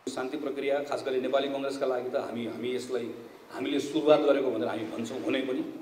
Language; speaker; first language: Nepali; native; Nepali